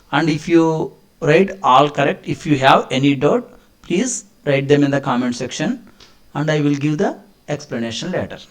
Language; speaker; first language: English; non-native, local second language; Telugu